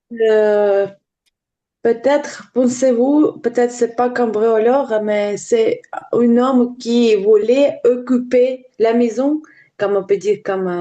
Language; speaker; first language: French; non-native, learner; Ukrainian